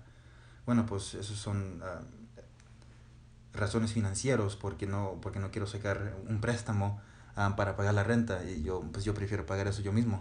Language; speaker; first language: Spanish; early bilingual, heritage; Spanish